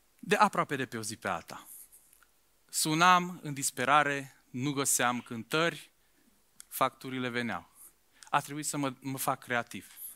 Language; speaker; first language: Romanian; non-native, local second language; Hungarian